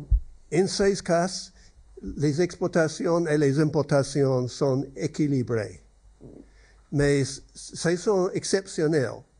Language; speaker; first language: French; non-native, learner; English